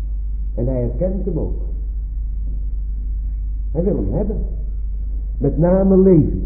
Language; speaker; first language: Dutch; native; Dutch